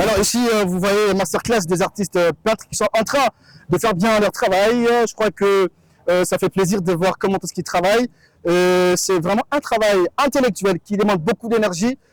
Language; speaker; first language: French; non-native, local second language; Lingala